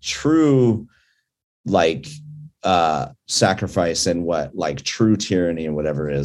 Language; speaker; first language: English; native; English